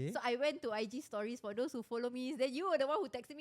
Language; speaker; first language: English; native; English